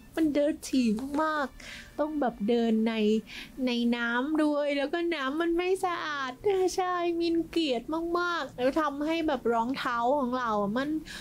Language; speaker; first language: Thai; non-native, fluent; Vietnamese